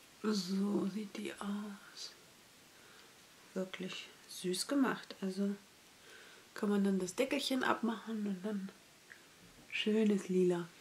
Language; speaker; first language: German; native; German